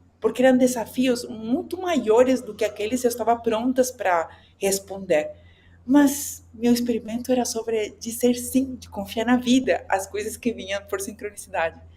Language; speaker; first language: Portuguese; non-native, fluent; Spanish